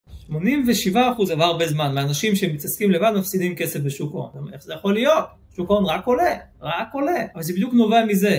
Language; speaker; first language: Hebrew; native; Hebrew